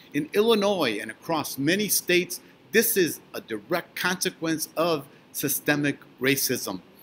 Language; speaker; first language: English; early bilingual, other home language; Spanish